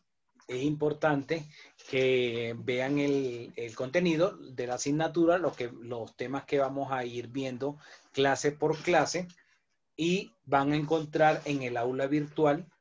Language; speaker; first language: Spanish; native; Spanish